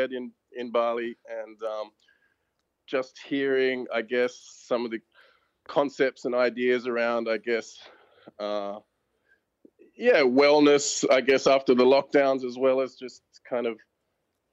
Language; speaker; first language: English; native; English